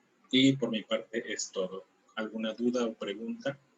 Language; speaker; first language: Spanish; native; Spanish